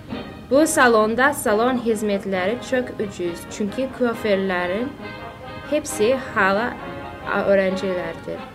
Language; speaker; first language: Turkish; non-native, learner; English